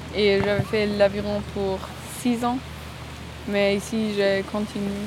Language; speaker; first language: French; non-native, fluent; German